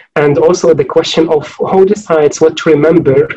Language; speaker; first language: English; non-native, fluent; Arabic